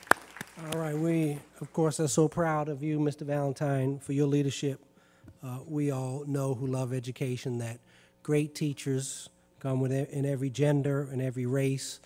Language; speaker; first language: English; native; English